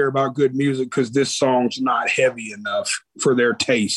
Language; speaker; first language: English; native; English